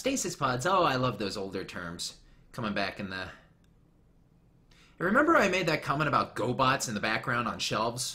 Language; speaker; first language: English; native; English